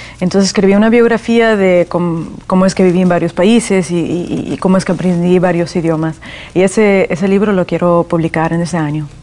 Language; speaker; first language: Spanish; non-native, fluent; Russian